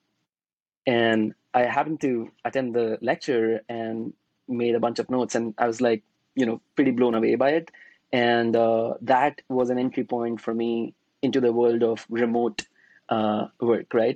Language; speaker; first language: English; non-native, local second language; Hindi